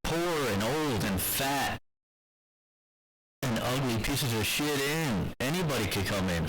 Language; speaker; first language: English; native; English